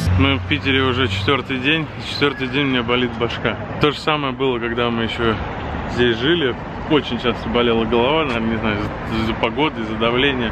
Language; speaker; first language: Russian; native; Russian